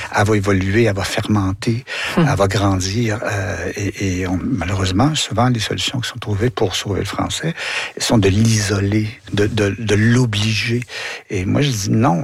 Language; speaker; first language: French; native; French